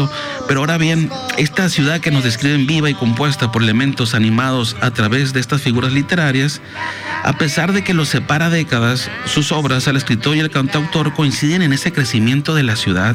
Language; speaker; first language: Spanish; native; Spanish